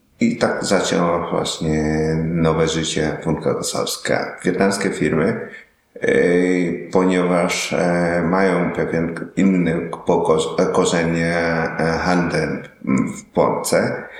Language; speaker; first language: Polish; non-native, learner; Vietnamese